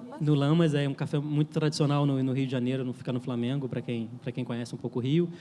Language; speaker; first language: Portuguese; early bilingual, other home language; French